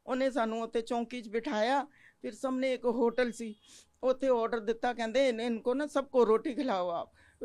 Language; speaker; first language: Hindi; non-native, local second language; Punjabi